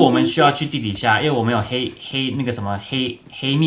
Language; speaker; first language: Chinese; early bilingual, heritage; Chinese